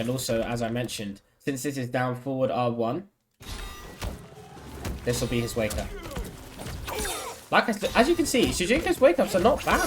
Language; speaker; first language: English; native; English